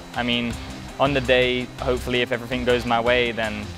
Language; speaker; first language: English; native; English